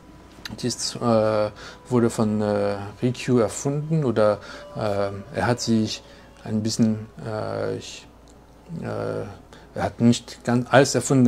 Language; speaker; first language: German; non-native, fluent; French